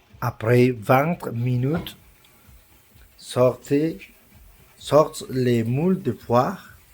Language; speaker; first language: French; non-native, learner; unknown